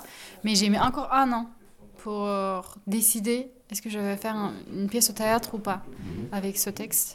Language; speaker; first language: French; non-native, fluent; Turkish